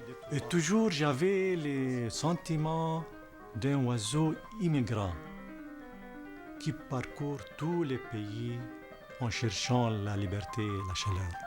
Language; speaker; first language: French; non-native, fluent; Arabic